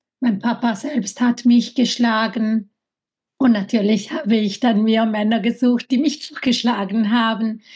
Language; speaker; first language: German; early bilingual, other home language; Italian